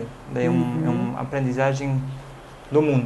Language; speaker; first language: Portuguese; non-native, fluent; English